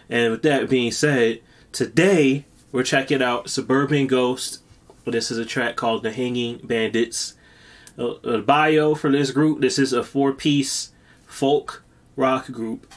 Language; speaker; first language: English; native; English